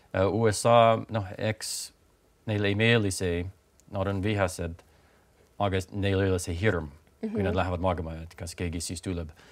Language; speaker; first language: Estonian; non-native, fluent; English